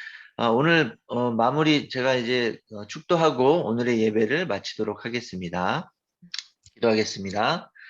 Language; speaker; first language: Korean; native; Korean